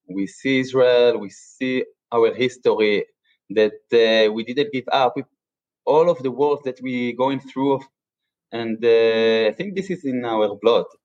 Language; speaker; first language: English; non-native, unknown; Hebrew